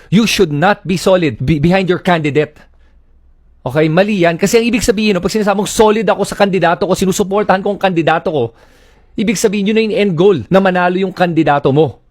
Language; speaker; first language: Filipino; native; Filipino